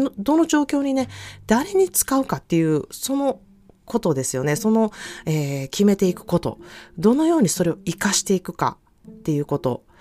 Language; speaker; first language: Japanese; native; Japanese